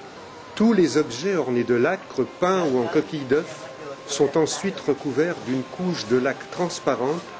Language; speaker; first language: French; native; French